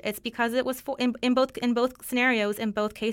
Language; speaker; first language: English; non-native, fluent; Russian